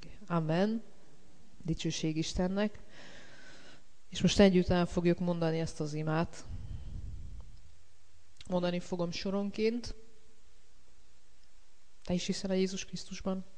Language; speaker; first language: Hungarian; native; Hungarian